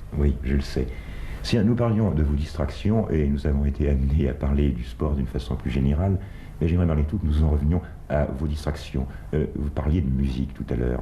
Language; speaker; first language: French; native; French